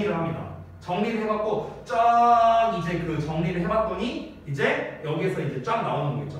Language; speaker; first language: Korean; native; Korean